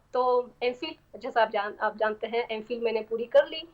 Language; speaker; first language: Hindi; non-native, fluent; Armenian